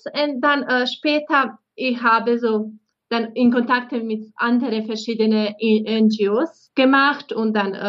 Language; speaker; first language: German; non-native, fluent; Bosnian